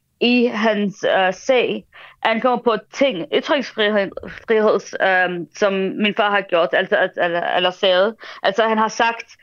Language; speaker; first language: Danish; early bilingual, other home language; Arabic